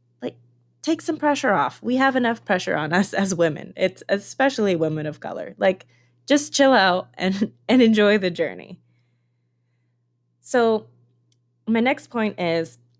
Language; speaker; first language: English; early bilingual, other home language; Spanish